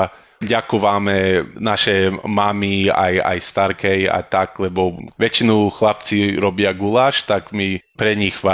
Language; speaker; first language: Slovak; early bilingual, heritage; Slovak